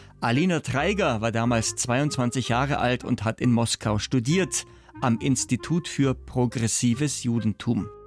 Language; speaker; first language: German; native; German